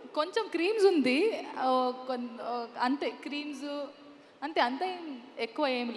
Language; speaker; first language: Telugu; non-native, learner; Kannada